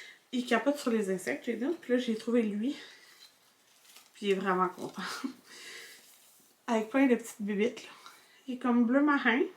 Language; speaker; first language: French; native; French